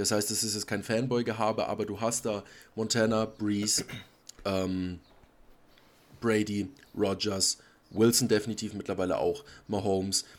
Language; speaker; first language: German; native; German